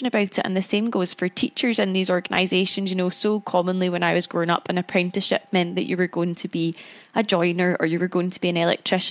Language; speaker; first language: English; native; English